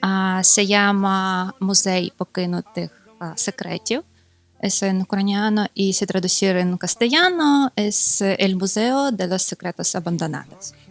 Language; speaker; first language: Spanish; non-native, fluent; Ukrainian